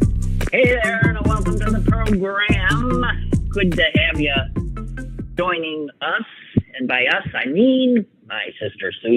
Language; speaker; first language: English; native; English